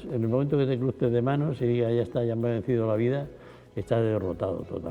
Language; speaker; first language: Spanish; native; Spanish